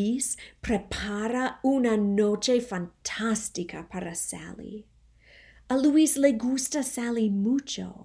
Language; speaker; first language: Spanish; non-native, fluent; English